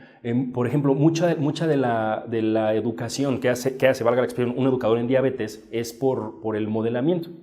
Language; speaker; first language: Spanish; native; Spanish